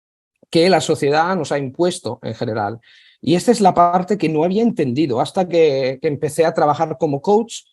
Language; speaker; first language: Spanish; non-native, fluent; Italian